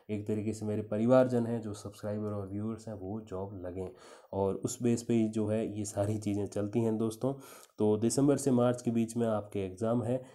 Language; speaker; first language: Hindi; native; Hindi